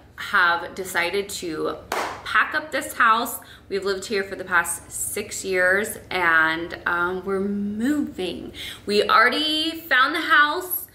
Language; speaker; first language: English; native; English